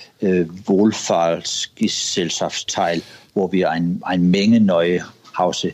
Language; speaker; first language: German; non-native, learner; Danish